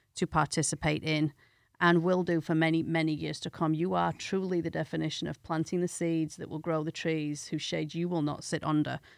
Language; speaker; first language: English; native; English